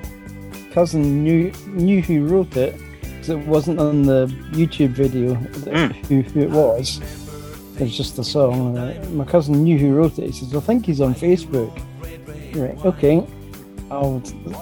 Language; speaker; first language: English; native; English